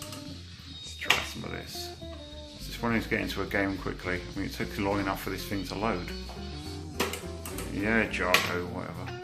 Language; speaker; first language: English; native; English